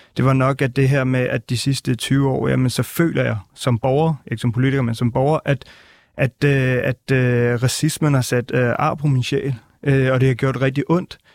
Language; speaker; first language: Danish; early bilingual, other home language; Punjabi